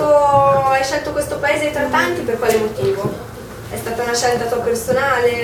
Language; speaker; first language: Italian; native; Italian